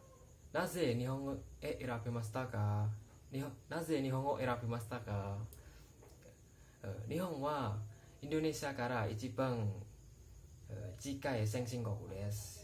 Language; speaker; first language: Japanese; non-native, learner; Indonesian